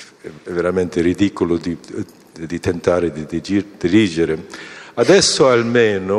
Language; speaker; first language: Italian; non-native, fluent; Korean